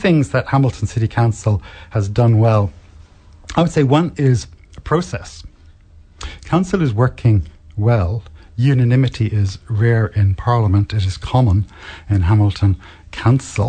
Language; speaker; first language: English; native; English